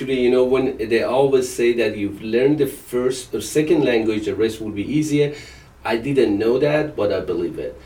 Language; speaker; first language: English; non-native, fluent; Persian